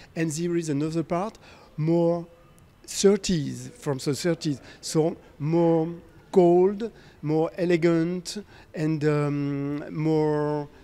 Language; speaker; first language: English; non-native, fluent; French